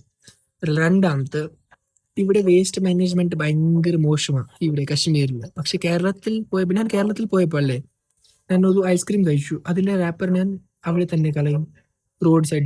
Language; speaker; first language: Malayalam; non-native, fluent; Kashmiri